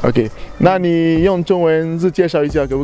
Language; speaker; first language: Chinese; non-native, fluent; French